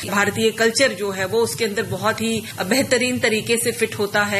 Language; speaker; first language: Hindi; native; Hindi